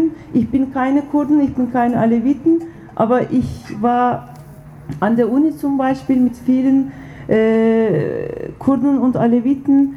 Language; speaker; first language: German; non-native, fluent; Turkish